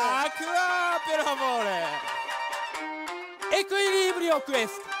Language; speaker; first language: Italian; non-native, learner; Japanese